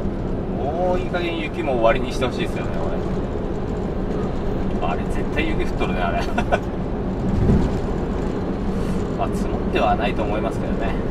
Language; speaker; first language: Japanese; native; Japanese